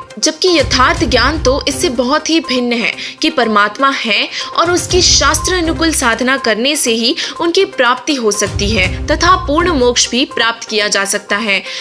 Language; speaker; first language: Hindi; native; Hindi